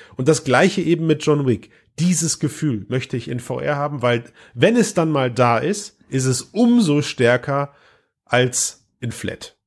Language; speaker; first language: German; native; German